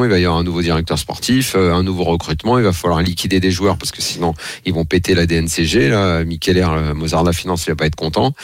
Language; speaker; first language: French; native; French